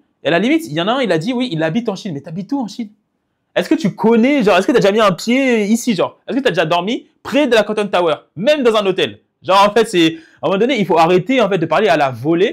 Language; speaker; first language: French; native; French